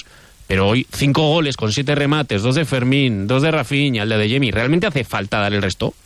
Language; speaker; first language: Spanish; native; Spanish